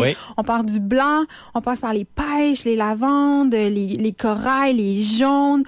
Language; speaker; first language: French; native; French